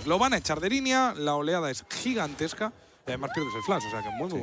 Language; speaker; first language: Spanish; native; Spanish